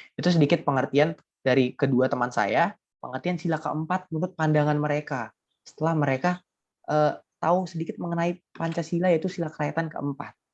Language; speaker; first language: Indonesian; native; Indonesian